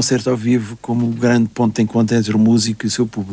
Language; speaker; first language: Portuguese; native; Portuguese